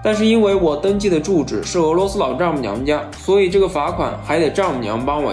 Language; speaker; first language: Chinese; native; Chinese